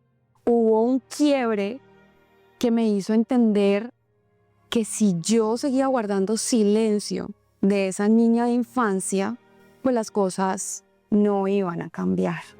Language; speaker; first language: Spanish; native; Spanish